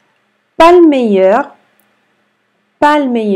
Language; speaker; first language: French; non-native, fluent; Arabic